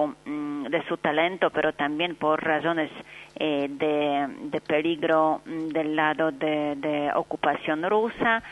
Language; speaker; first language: Spanish; non-native, fluent; Polish